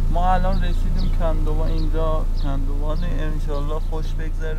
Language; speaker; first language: Persian; native; Persian